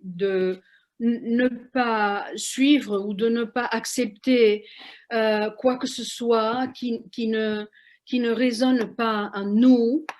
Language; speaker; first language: French; non-native, fluent; Spanish